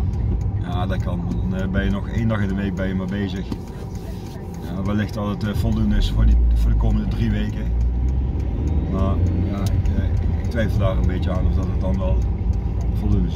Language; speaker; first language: Dutch; native; Dutch